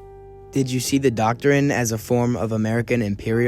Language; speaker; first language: English; native; English